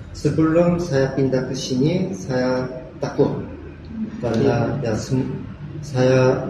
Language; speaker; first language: Indonesian; non-native, learner; Korean